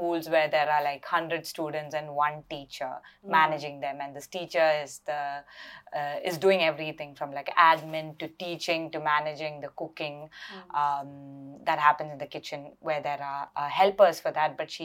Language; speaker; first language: English; non-native, local second language; Malayalam